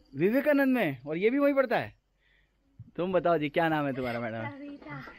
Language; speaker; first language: Hindi; native; Hindi